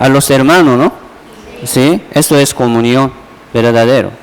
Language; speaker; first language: Spanish; non-native, fluent; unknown